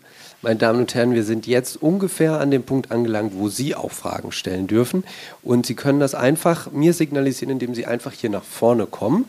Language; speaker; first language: German; native; German